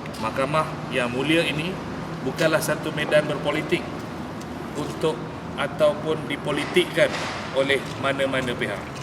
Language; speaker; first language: Malay; native; Malay